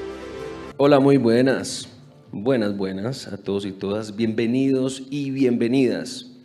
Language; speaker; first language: Spanish; native; Spanish